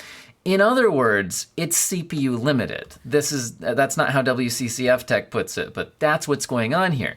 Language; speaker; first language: English; native; English